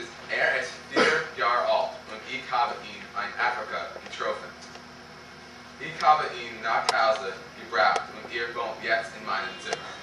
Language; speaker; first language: German; non-native, learner; English